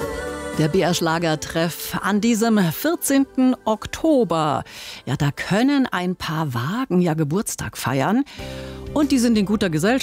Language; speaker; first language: German; native; German